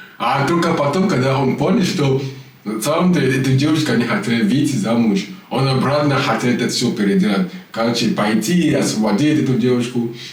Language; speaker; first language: Russian; non-native, learner; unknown